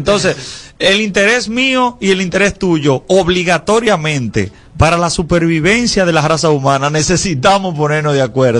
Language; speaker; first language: Spanish; native; Spanish